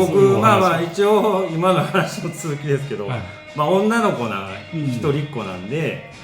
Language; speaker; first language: Japanese; native; Japanese